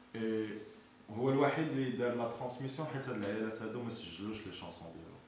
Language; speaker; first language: French; non-native, local second language; Arabic